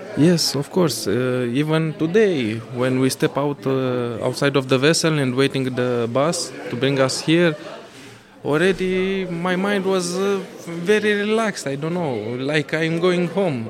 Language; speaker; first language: English; non-native, fluent; Romanian